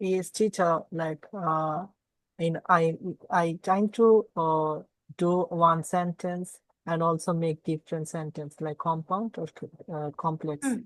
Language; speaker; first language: English; non-native, learner; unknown